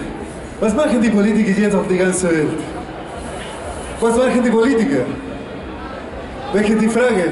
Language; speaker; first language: German; non-native, learner; Spanish